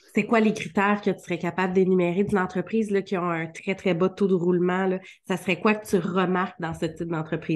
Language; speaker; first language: French; native; French